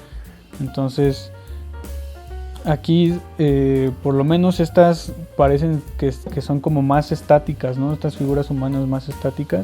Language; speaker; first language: Spanish; native; Spanish